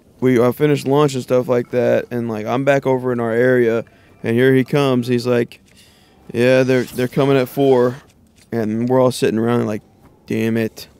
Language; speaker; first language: English; native; English